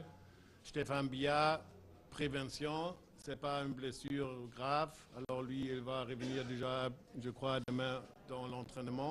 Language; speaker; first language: French; non-native, fluent; German